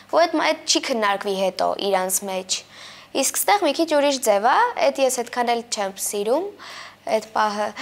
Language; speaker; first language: Armenian; early bilingual, heritage; Armenian